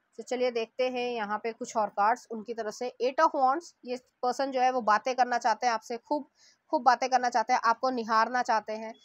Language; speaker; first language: Hindi; native; Hindi